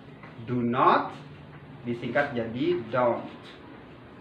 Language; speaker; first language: English; non-native, learner; Indonesian